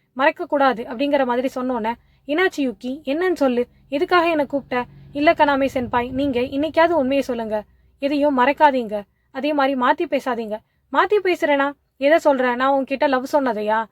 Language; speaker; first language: Tamil; native; Tamil